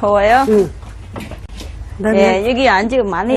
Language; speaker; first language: Korean; non-native, learner; Vietnamese